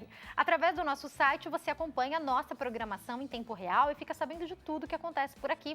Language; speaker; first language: Portuguese; native; Portuguese